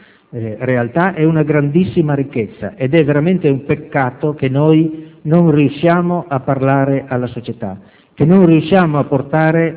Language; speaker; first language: Italian; native; Italian